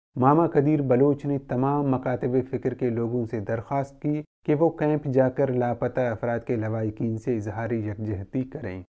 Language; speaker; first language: Urdu; non-native, local second language; Baluchi